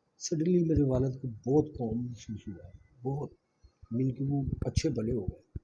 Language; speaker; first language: Urdu; non-native, local second language; Punjabi